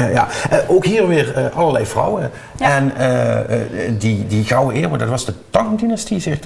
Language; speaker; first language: Dutch; native; Dutch